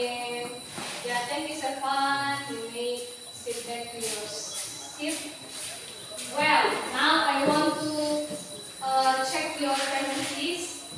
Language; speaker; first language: English; non-native, learner; Indonesian